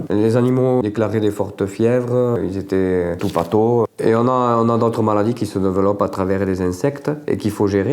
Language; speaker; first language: French; native; French